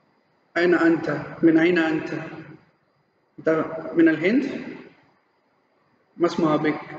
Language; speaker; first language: Arabic; non-native, learner; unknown